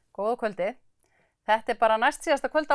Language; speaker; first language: Icelandic; native; Icelandic